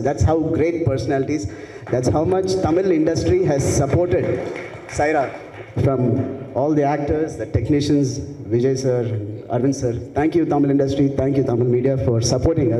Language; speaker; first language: Tamil; non-native, local second language; Telugu